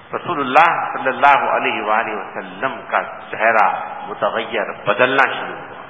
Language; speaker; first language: Urdu; native; Urdu